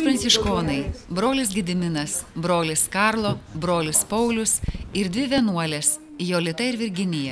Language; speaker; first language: Lithuanian; native; Lithuanian